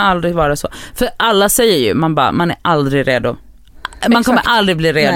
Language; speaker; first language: Swedish; native; Swedish